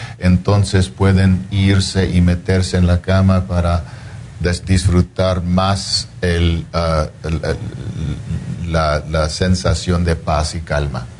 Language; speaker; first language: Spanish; non-native, fluent; English